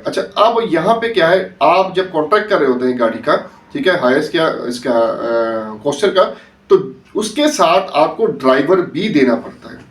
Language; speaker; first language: Urdu; native; Urdu